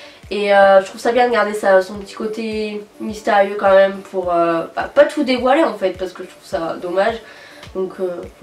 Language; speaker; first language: French; native; French